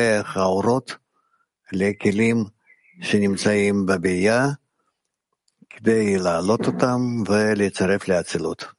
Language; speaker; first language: Hebrew; non-native, fluent; Russian